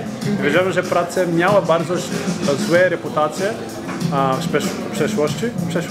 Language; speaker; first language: Polish; non-native, learner; Portuguese